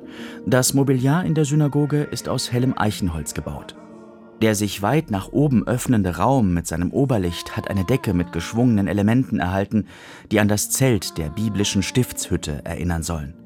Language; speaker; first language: German; native; German